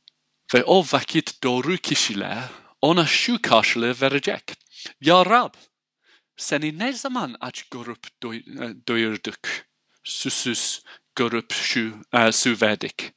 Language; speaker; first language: Turkish; non-native, fluent; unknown